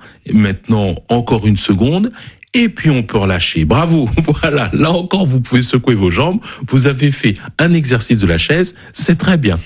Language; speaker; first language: French; native; French